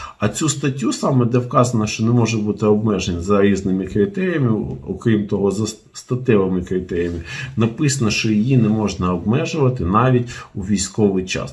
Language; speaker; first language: Ukrainian; non-native, local second language; Russian